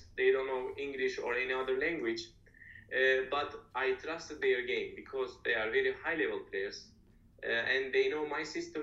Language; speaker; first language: English; non-native, fluent; Turkish